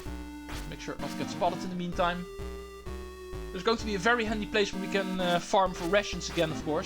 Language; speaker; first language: English; non-native, fluent; Dutch